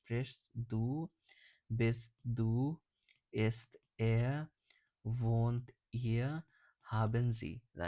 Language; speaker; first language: German; non-native, fluent; English